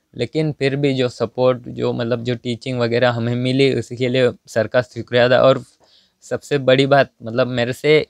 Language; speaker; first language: Hindi; non-native, local second language; Marathi